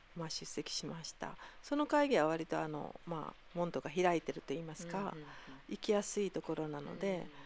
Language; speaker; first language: Japanese; native; Japanese